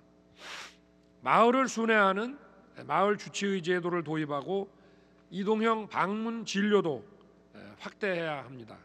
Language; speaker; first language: Korean; native; Korean